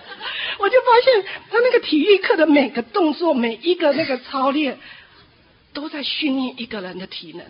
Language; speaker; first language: Chinese; native; Chinese